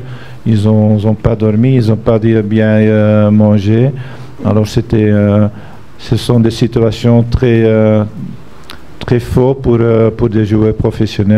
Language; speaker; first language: French; non-native, fluent; Dutch